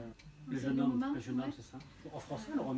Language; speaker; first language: French; native; French